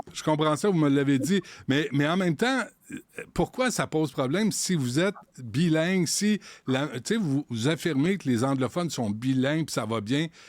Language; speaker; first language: French; native; French